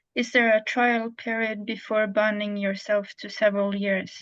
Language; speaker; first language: English; non-native, fluent; Norwegian